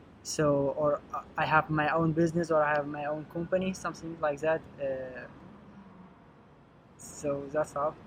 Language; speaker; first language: English; non-native, learner; Arabic